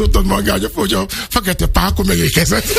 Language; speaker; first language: Hungarian; non-native, learner; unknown